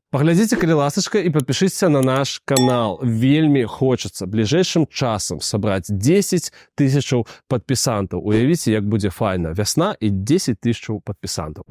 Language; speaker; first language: Belarusian; non-native, local second language; Russian